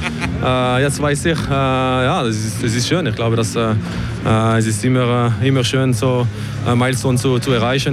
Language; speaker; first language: German; non-native, local second language; French